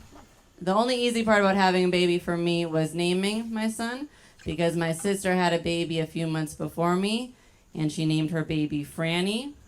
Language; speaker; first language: English; native; English